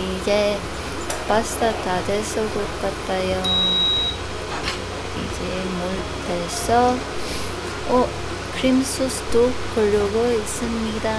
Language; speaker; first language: Korean; non-native, learner; Cebuano